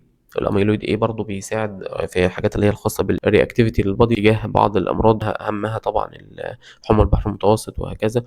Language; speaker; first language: Arabic; native; Arabic